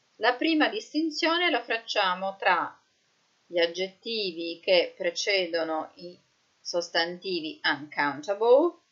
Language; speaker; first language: Italian; native; Italian